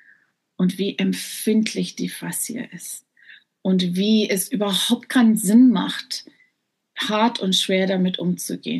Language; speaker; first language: German; non-native, fluent; English